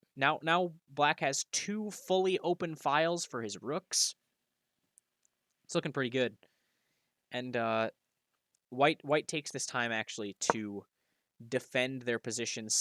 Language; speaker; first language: English; native; English